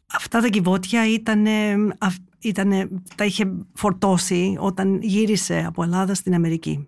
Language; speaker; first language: Greek; early bilingual, heritage; Greek